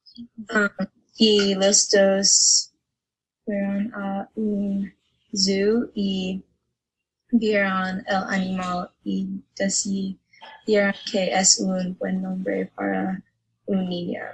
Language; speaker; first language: Spanish; non-native, learner; English